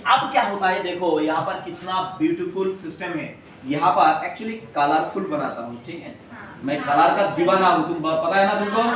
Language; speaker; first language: Hindi; non-native, local second language; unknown